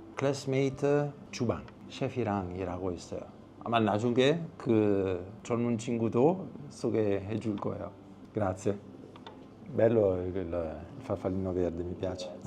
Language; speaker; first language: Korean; non-native, learner; Italian